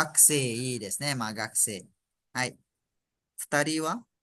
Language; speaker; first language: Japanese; non-native, fluent; Malay